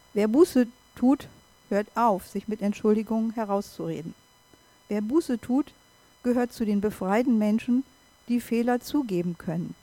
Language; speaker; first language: German; native; German